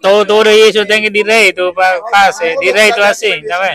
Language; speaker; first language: Portuguese; non-native, learner; Vietnamese